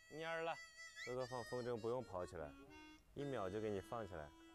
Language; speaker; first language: Chinese; native; Chinese